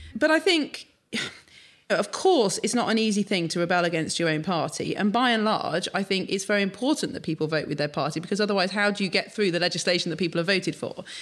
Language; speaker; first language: English; native; English